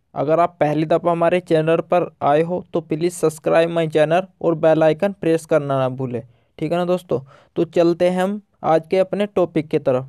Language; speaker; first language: Hindi; native; Hindi